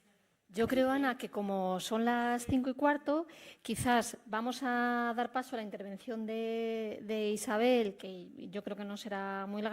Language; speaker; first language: Spanish; native; Spanish